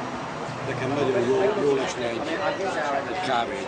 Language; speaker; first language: Hungarian; early bilingual, other home language; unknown